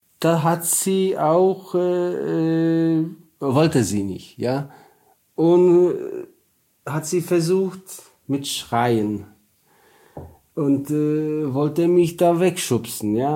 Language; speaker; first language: German; non-native, learner; Polish